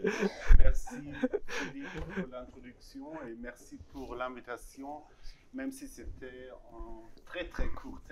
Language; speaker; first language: French; non-native, learner; German